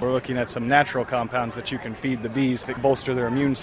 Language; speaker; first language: English; native; English